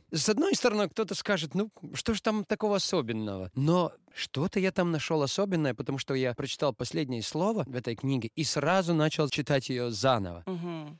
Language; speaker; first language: Russian; non-native, local second language; Latvian